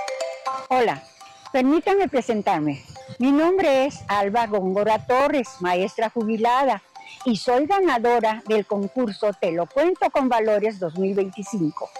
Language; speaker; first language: Spanish; native; Spanish